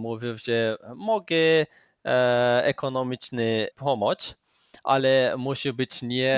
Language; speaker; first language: Polish; non-native, learner; Azerbaijani